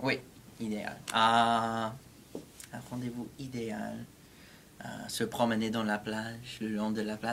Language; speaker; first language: French; non-native, fluent; English